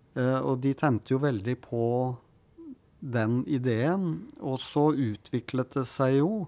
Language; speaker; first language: Norwegian; native; Norwegian